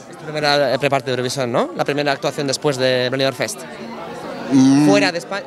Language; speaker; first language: Spanish; native; Spanish